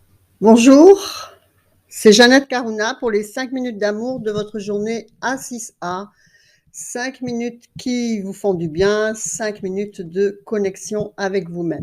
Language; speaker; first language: French; native; French